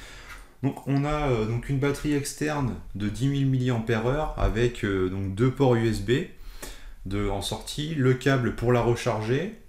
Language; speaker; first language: French; native; French